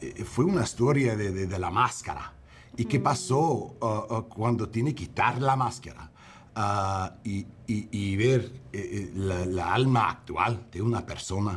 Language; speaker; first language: Spanish; early bilingual, heritage; English